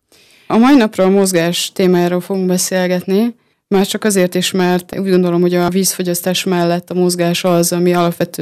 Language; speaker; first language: Hungarian; native; Hungarian